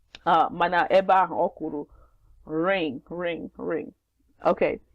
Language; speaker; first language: Igbo; non-native, learner; English